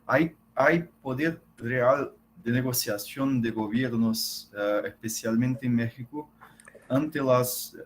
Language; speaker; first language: Spanish; non-native, fluent; Portuguese